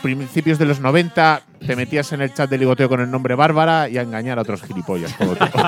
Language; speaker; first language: Spanish; native; Spanish